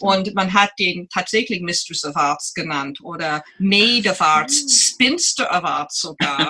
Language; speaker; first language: German; non-native, fluent; English